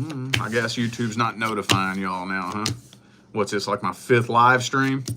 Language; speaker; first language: English; native; English